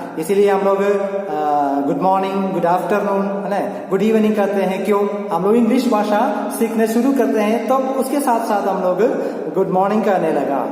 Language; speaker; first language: Hindi; non-native, local second language; Malayalam